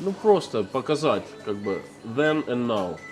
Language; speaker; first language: Russian; native; Russian